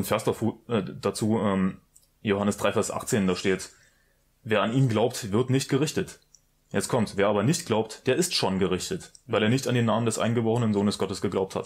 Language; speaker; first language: German; native; German